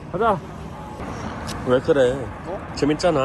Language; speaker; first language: Korean; non-native, learner; Thai